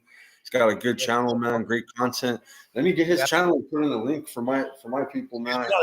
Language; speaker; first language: English; native; English